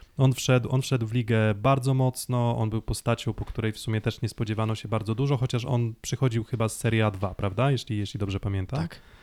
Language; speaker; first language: Polish; native; Polish